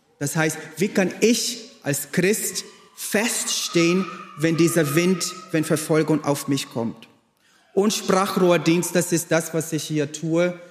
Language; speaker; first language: German; non-native, fluent; Portuguese